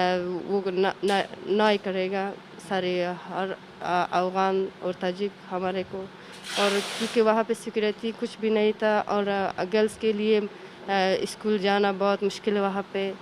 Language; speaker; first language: Hindi; non-native, learner; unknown